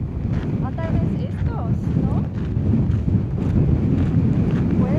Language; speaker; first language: Spanish; non-native, learner; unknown